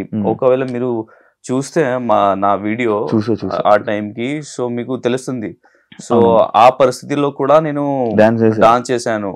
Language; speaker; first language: Telugu; non-native, learner; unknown